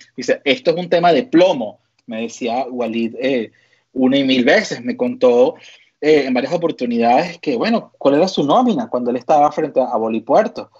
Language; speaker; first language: Spanish; native; Spanish